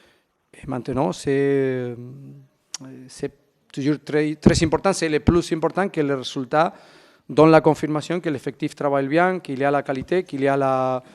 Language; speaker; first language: French; non-native, fluent; Spanish